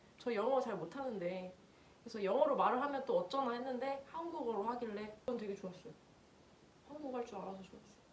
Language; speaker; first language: Korean; native; Korean